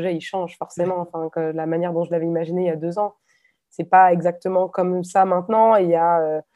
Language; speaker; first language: French; native; French